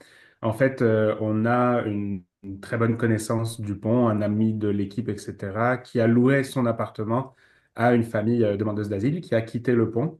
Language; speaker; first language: French; native; French